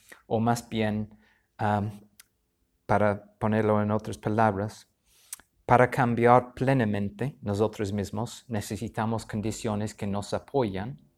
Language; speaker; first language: Spanish; non-native, fluent; English